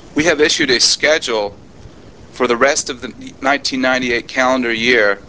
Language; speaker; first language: English; native; English